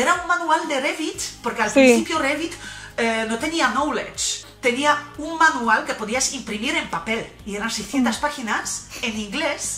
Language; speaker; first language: Spanish; non-native, fluent; Polish